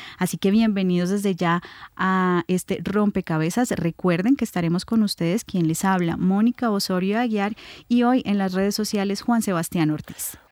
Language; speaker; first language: Spanish; native; Spanish